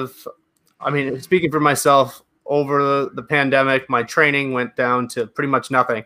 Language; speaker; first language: English; native; English